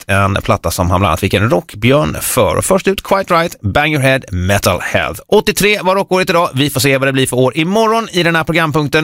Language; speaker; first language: Swedish; native; Swedish